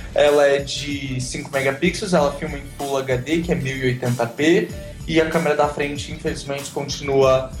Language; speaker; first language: Portuguese; native; Portuguese